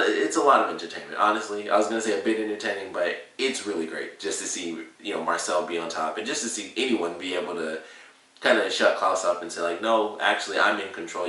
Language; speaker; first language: English; native; English